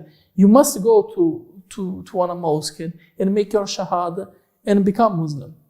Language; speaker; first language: English; non-native, learner; Portuguese